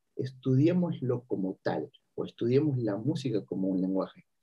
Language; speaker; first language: Spanish; native; Spanish